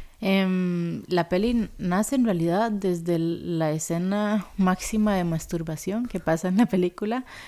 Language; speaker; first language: Spanish; native; Spanish